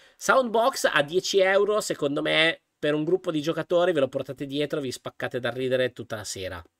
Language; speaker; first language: Italian; native; Italian